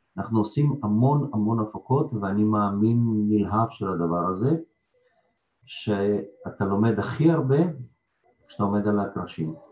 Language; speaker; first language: Hebrew; early bilingual, other home language; Russian